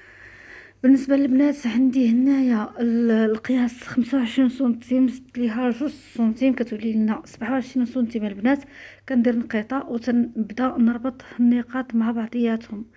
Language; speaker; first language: Arabic; native; Arabic